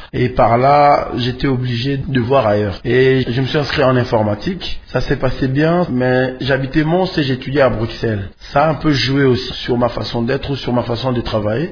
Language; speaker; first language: French; non-native, local second language; Lingala